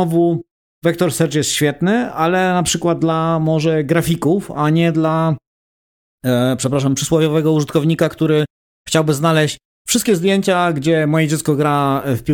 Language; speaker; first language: Polish; native; Polish